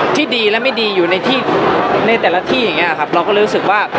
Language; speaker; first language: Thai; native; Thai